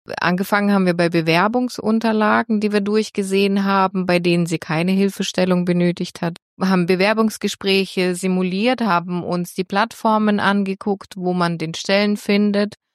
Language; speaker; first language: German; non-native, fluent; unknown